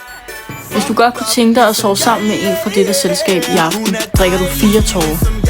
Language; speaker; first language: Danish; native; Danish